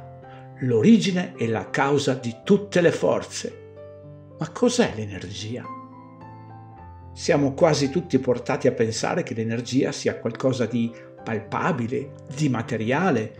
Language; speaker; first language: Italian; native; Italian